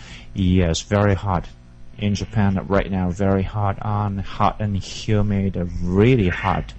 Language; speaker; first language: English; non-native, learner; Japanese